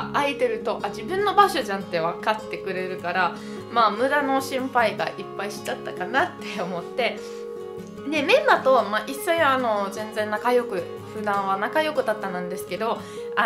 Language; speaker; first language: Japanese; non-native, fluent; Italian